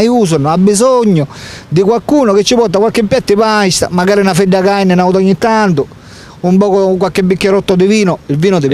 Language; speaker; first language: Italian; native; Italian